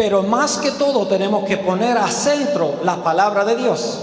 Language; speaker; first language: Spanish; non-native, learner; Romanian